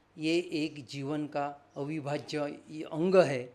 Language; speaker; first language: Hindi; non-native, local second language; Marathi